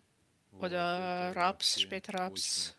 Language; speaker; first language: German; non-native, fluent; Russian